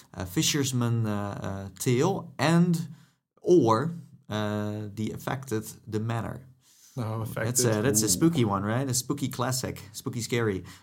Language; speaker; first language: English; non-native, fluent; Dutch